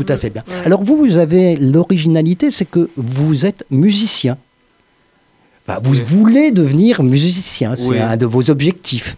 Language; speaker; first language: French; native; French